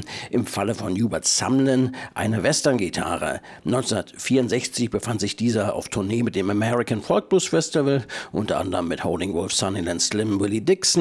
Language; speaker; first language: German; native; German